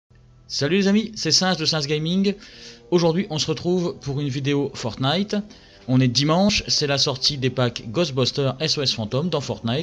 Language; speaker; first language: French; native; French